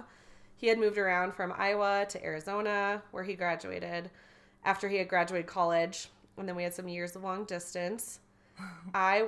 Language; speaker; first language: English; native; English